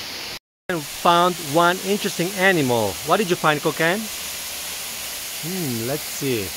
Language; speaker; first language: English; non-native, learner; Vietnamese